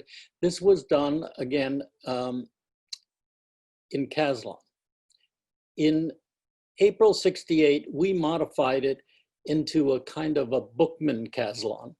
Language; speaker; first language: English; native; English